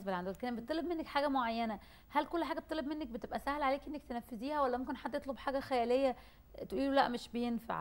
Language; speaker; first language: Arabic; native; Arabic